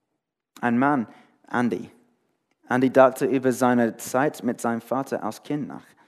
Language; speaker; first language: German; non-native, fluent; English